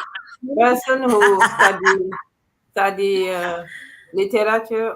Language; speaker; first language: English; non-native, learner; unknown